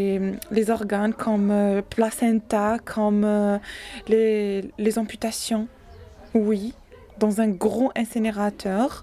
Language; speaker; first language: French; non-native, learner; Arabic